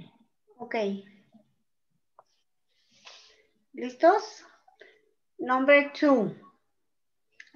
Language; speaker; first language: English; non-native, learner; Spanish